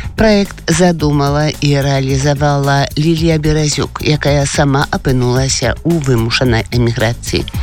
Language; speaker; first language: Belarusian; native; Belarusian